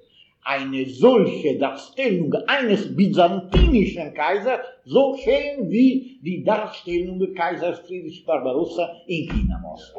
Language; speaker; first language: German; non-native, fluent; Italian